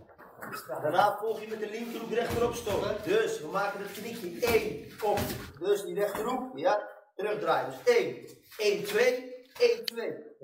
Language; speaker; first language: Dutch; native; Dutch